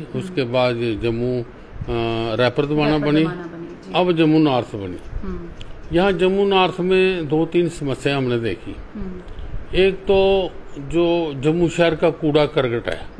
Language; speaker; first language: Hindi; native; Hindi